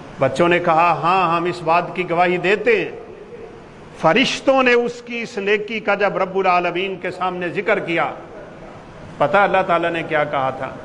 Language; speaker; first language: Urdu; non-native, local second language; Punjabi